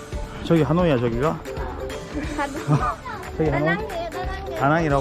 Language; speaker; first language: Korean; native; Korean